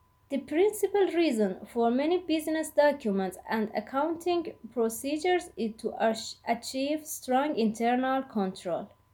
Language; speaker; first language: English; non-native, fluent; Persian